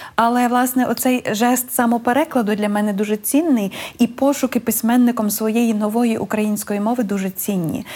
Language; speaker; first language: Ukrainian; native; Ukrainian